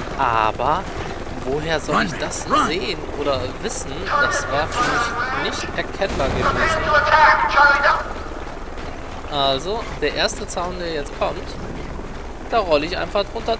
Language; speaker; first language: German; native; German